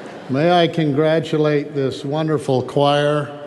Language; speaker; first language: English; native; English